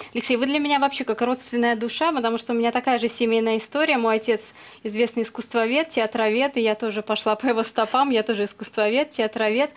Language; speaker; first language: Russian; native; Russian